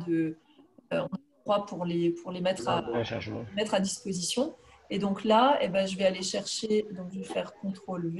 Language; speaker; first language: French; native; French